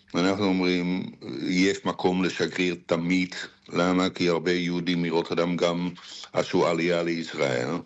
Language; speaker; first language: Hebrew; non-native, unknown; Dutch